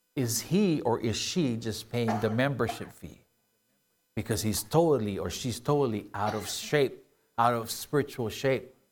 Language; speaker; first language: English; non-native, local second language; Filipino